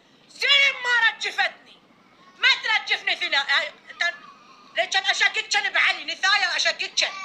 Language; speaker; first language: Arabic; native; Arabic